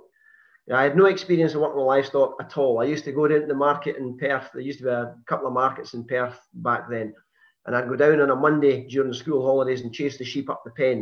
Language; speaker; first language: English; native; English